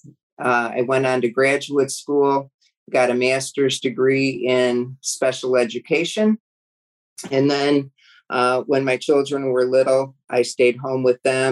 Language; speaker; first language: English; native; English